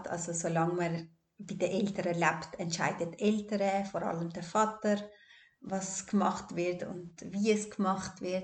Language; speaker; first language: German; early bilingual, other home language; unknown